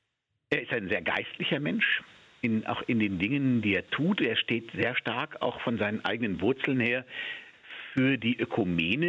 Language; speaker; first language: German; native; German